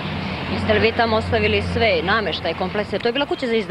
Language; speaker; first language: Bosnian; native; Bosnian